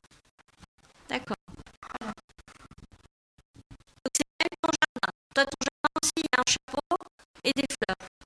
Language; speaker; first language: French; native; French